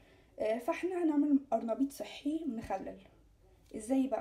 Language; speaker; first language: Arabic; native; Arabic